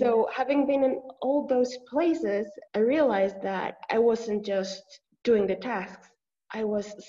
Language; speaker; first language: English; non-native, fluent; Spanish